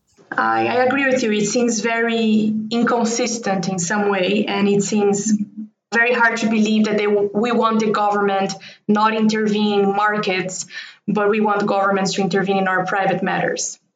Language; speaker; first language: English; non-native, fluent; Portuguese